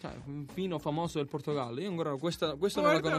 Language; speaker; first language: Italian; native; Italian